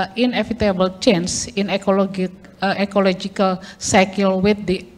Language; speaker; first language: English; non-native, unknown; Indonesian